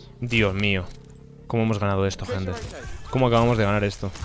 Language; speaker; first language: Spanish; native; Spanish